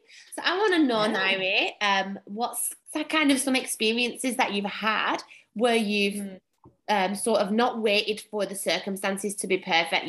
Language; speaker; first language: English; native; English